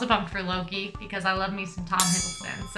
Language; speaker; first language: English; native; English